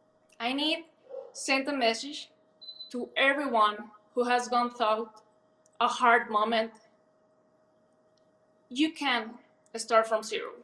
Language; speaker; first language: English; non-native, fluent; Spanish